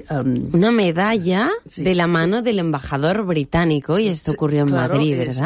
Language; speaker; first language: Spanish; native; Spanish